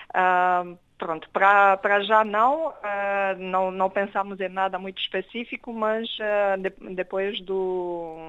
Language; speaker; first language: Portuguese; non-native, fluent; Romanian